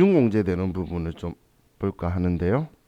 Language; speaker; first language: Korean; native; Korean